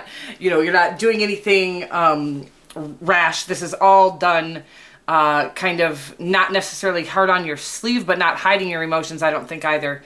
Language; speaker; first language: English; native; English